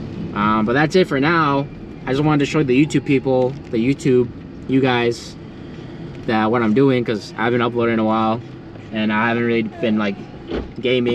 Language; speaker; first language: English; native; English